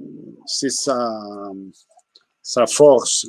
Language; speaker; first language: French; non-native, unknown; Spanish